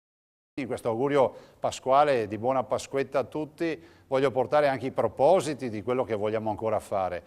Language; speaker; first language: Italian; native; Italian